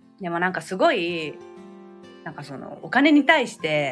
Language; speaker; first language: Japanese; native; Japanese